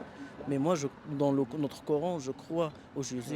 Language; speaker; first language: French; non-native, learner; Arabic